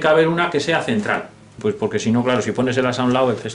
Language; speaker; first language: Spanish; native; Spanish